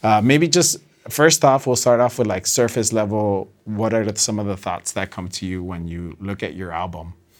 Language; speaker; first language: English; early bilingual, other home language; Spanish